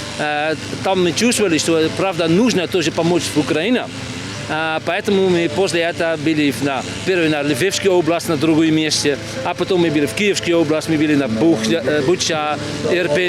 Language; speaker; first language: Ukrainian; non-native, learner; Dutch